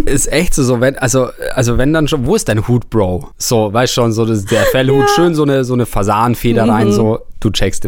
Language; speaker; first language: German; native; German